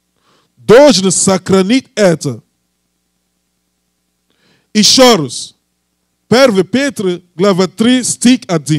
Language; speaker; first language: Russian; non-native, learner; English